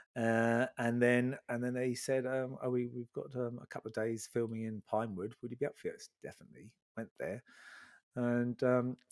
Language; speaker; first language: English; native; English